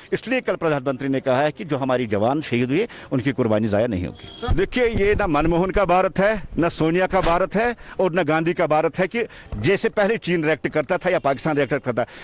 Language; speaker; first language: Hindi; non-native, local second language; Kashmiri